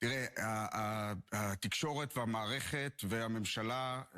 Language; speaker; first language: Hebrew; native; Hebrew